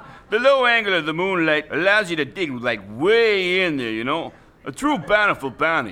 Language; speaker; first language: English; native; English